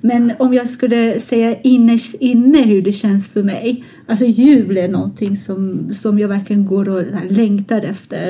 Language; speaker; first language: Swedish; non-native, fluent; Persian